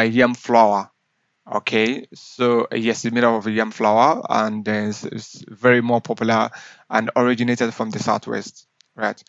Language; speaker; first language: English; non-native, local second language; Yoruba